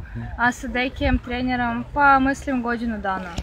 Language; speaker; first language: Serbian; non-native, learner; Belarusian